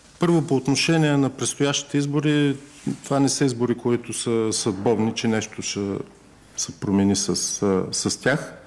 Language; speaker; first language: Bulgarian; native; Bulgarian